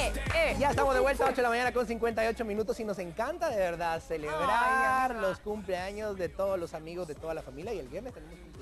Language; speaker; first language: Spanish; native; Spanish